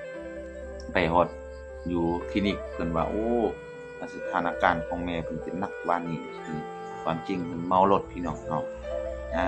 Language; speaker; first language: Thai; non-native, local second language; Lao